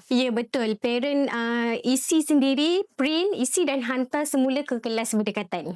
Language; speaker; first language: Malay; native; Malay